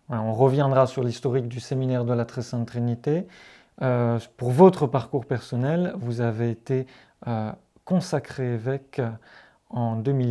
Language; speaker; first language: French; native; French